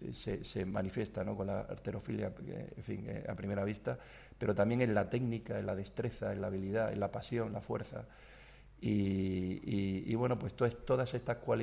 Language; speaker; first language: Spanish; native; Spanish